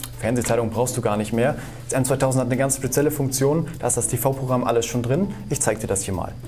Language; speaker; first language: German; native; German